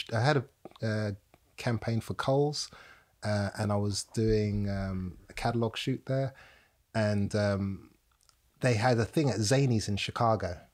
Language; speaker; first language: English; native; English